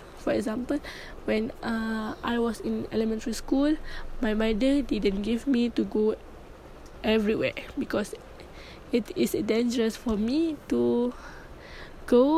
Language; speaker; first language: English; non-native, learner; Malay